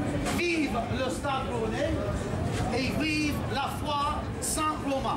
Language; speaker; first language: French; non-native, fluent; English